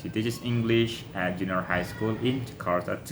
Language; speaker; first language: English; non-native, fluent; Indonesian